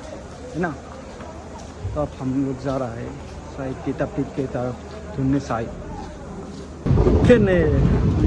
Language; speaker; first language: Hindi; non-native, local second language; Assamese